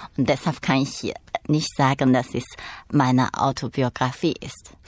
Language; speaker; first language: German; non-native, fluent; Chinese